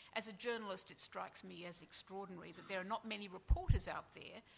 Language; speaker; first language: English; native; English